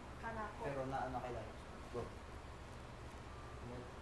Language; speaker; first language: Cebuano; non-native, learner; Filipino